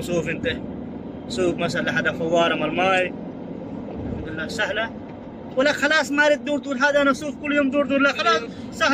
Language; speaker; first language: Arabic; non-native, learner; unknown